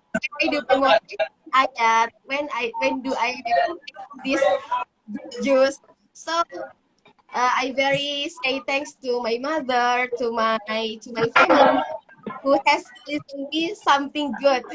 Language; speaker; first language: English; non-native, learner; Indonesian